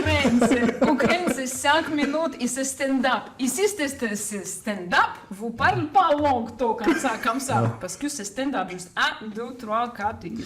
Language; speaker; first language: French; non-native, learner; Ukrainian